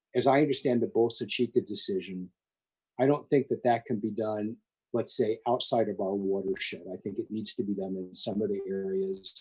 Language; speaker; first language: English; native; English